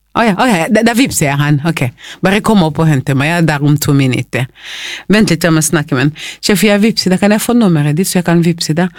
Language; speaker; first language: Norwegian; non-native, fluent; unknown